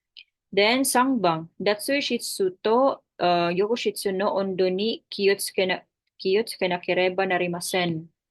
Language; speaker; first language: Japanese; non-native, fluent; Filipino